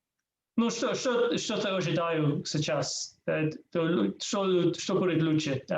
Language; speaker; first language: Russian; non-native, learner; English